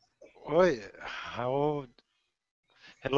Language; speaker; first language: English; non-native, learner; Portuguese